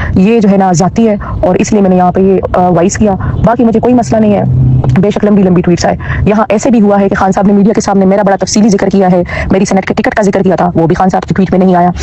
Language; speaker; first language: Urdu; non-native, local second language; Pashto